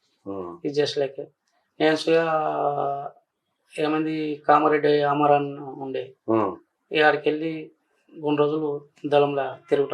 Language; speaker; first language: Telugu; native; Telugu